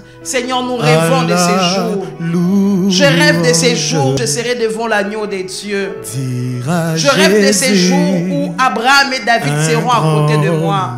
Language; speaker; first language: French; non-native, local second language; Lingala